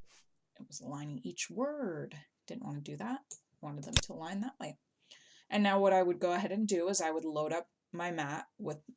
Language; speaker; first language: English; native; English